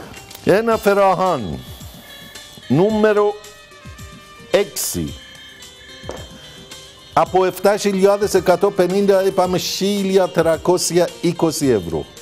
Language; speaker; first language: Greek; non-native, learner; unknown